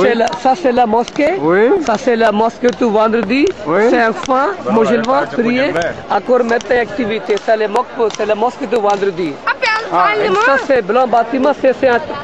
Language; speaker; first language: French; non-native, learner; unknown